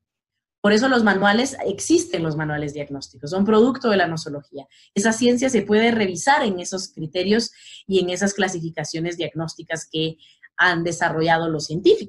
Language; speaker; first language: Spanish; native; Spanish